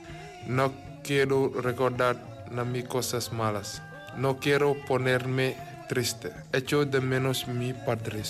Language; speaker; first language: Spanish; non-native, learner; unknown